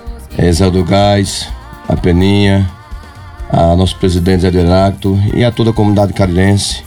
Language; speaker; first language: Portuguese; native; Portuguese